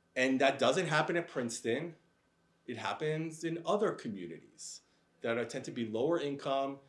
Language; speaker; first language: English; native; English